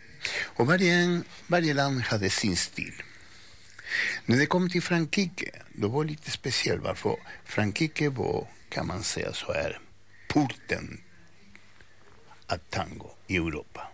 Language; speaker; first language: Swedish; non-native, learner; Spanish